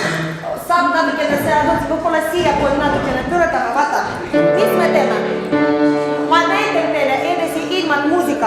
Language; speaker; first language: Estonian; non-native, learner; Russian